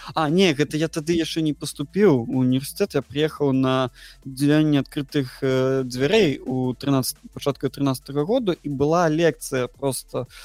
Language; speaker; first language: Belarusian; non-native, local second language; Russian